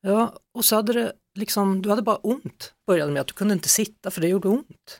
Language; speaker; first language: Swedish; native; Swedish